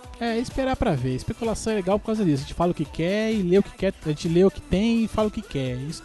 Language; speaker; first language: Portuguese; native; Portuguese